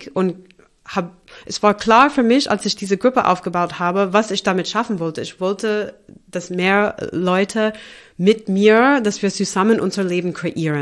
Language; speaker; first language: German; non-native, fluent; English